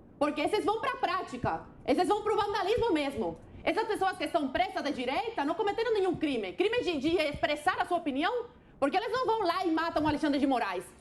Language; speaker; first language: Portuguese; non-native, fluent; Spanish